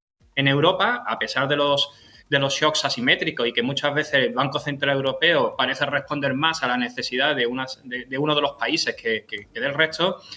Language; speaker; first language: Spanish; native; Spanish